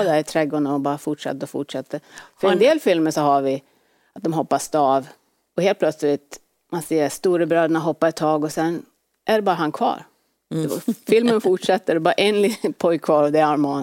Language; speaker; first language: Swedish; native; Swedish